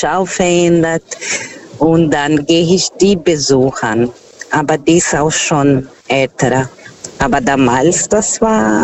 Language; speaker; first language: German; non-native, fluent; Portuguese